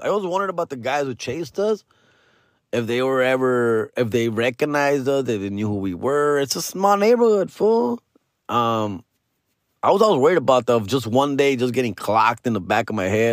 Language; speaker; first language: English; early bilingual, other home language; Spanish